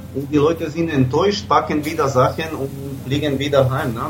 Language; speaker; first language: German; non-native, fluent; Slovak